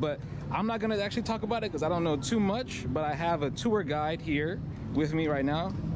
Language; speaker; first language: English; native; English